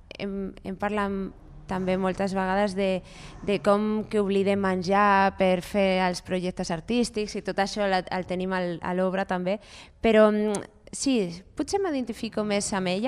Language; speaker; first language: Catalan; non-native, fluent; Spanish